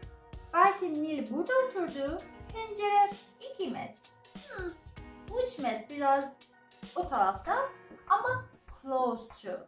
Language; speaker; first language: Turkish; non-native, learner; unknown